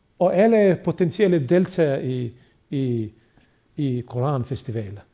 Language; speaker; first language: Danish; non-native, fluent; Bosnian